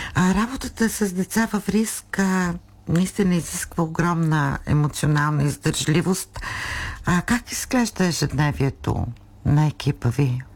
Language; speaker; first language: Bulgarian; native; Bulgarian